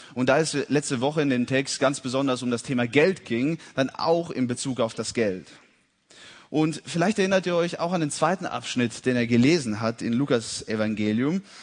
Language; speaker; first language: German; early bilingual, heritage; German